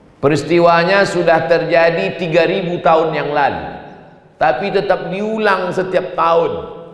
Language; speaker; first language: Indonesian; native; Indonesian